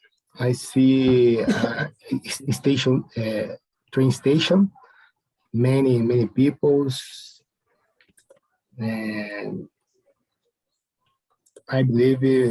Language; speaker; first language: English; non-native, learner; Portuguese